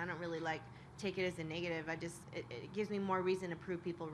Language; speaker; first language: English; native; English